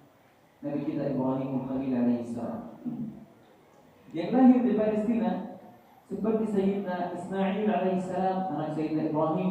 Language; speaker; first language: Indonesian; non-native, fluent; Arabic